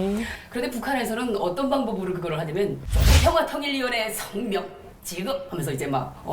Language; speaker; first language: Korean; native; Korean